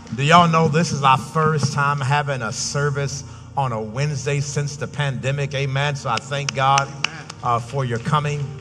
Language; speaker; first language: English; native; English